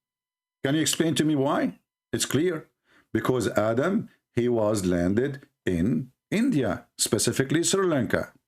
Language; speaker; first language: English; non-native, fluent; Arabic